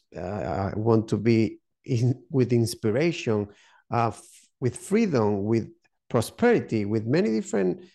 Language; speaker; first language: English; non-native, learner; Spanish